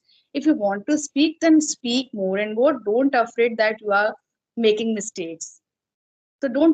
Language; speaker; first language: English; non-native, fluent; Hindi